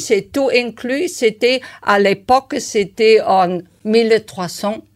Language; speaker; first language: French; non-native, learner; German